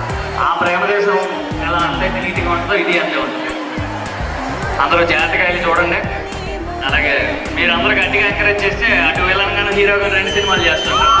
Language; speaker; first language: Telugu; native; Telugu